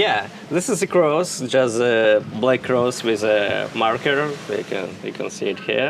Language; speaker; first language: English; non-native, fluent; Russian